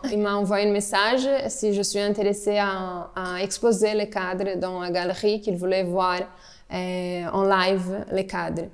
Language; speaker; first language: French; early bilingual, heritage; French